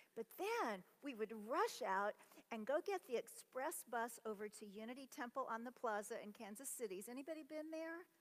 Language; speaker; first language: English; native; English